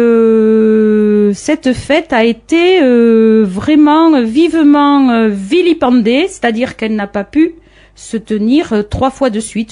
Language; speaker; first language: French; native; French